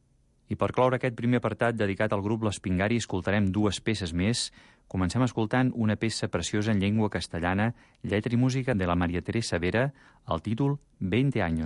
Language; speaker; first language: Catalan; native; Catalan